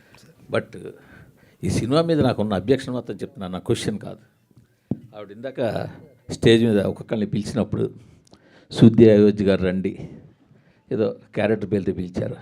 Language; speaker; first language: Telugu; native; Telugu